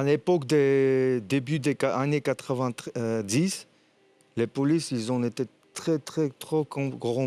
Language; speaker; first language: French; non-native, fluent; Armenian